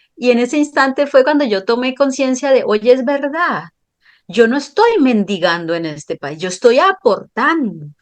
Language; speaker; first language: Spanish; native; Spanish